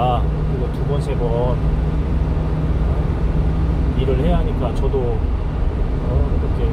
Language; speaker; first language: Korean; native; Korean